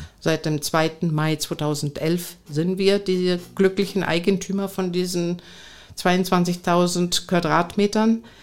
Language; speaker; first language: German; non-native, fluent; Greek